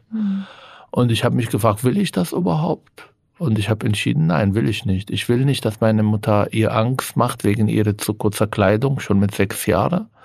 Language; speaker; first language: German; non-native, fluent; Arabic